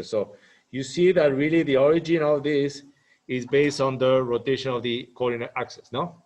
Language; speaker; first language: English; non-native, fluent; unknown